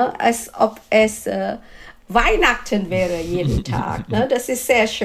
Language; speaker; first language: German; non-native, fluent; Malay